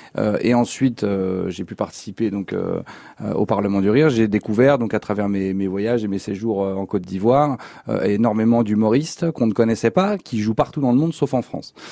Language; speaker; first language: French; native; French